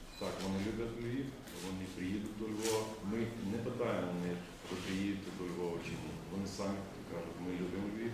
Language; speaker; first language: Ukrainian; non-native, fluent; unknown